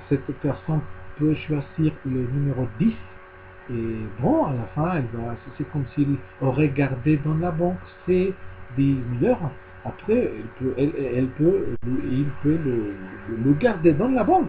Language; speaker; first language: French; non-native, learner; Spanish